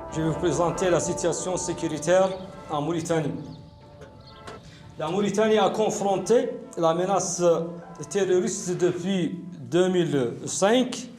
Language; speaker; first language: French; non-native, local second language; Arabic